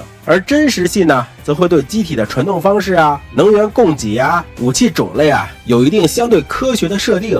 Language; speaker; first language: Chinese; native; Chinese